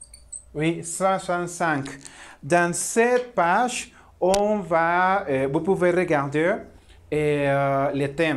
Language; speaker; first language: French; non-native, learner; Spanish